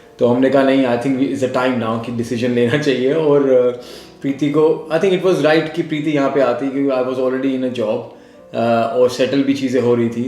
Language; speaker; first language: Hindi; native; Hindi